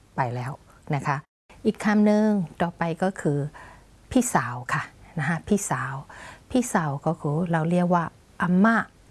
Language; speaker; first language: Thai; non-native, fluent; Burmese